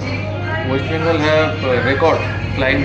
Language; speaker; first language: English; non-native, learner; Bangla